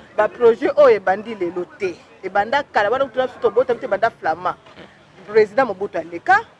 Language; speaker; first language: Lingala; native; Lingala